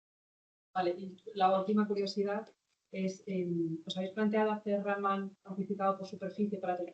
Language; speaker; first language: Spanish; native; Spanish